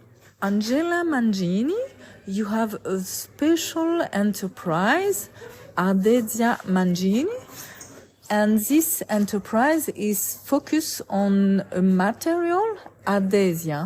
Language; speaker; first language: English; non-native, fluent; French